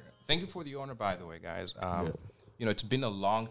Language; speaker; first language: English; non-native, fluent; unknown